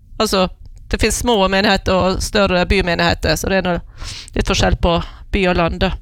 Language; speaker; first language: Norwegian; native; Norwegian